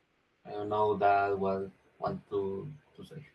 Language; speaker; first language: English; non-native, learner; Spanish